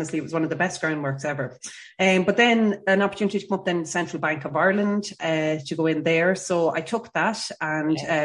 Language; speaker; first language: English; native; English